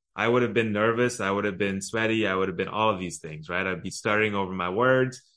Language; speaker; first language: English; early bilingual, other home language; Arabic